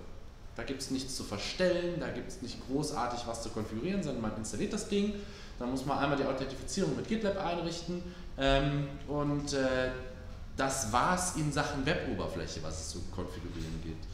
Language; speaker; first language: German; native; German